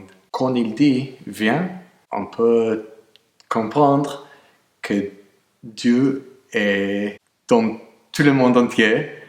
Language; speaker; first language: French; non-native, fluent; English